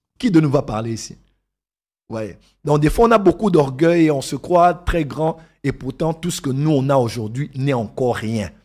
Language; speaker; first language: French; non-native, local second language; Lingala